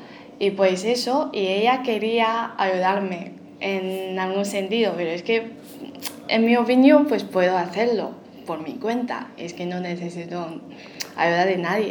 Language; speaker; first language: Spanish; non-native, fluent; Chinese